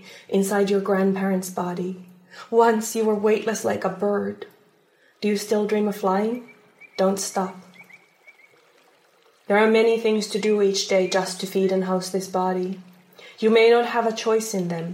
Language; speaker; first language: English; non-native, fluent; Finnish